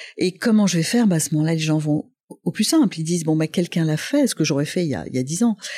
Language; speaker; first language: French; non-native, local second language; Arabic